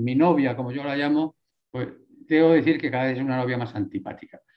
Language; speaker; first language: Spanish; native; Spanish